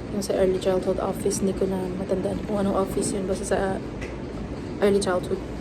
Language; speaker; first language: Filipino; native; Filipino